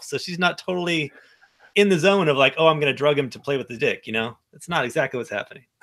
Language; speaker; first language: English; native; English